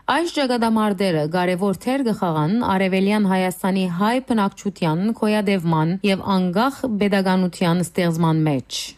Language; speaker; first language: Armenian; native; Armenian